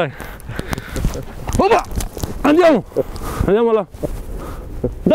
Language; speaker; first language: Italian; non-native, learner; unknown